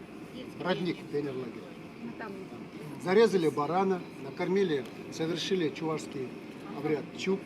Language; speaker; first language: Russian; non-native, local second language; Chuvash